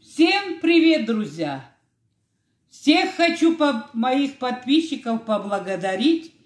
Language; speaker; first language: Russian; non-native, local second language; Georgian